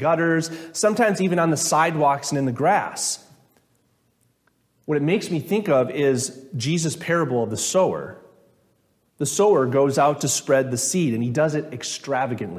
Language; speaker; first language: English; native; English